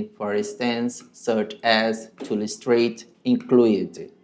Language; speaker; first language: English; non-native, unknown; Portuguese